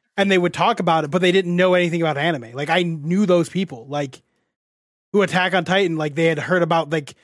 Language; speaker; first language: English; native; English